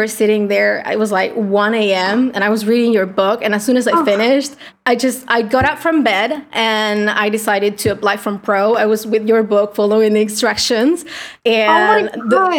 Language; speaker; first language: English; non-native, fluent; Spanish